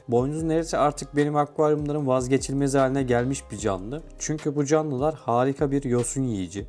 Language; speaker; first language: Turkish; native; Turkish